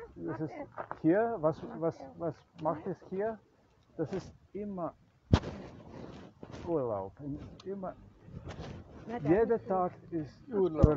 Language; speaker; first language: German; non-native, learner; Slovenian